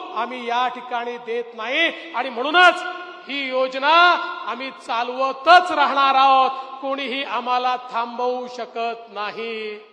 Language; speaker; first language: Marathi; native; Marathi